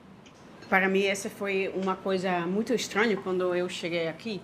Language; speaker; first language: Portuguese; non-native, learner; Dutch